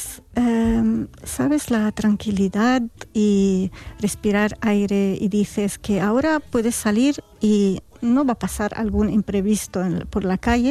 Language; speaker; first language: Spanish; non-native, fluent; Arabic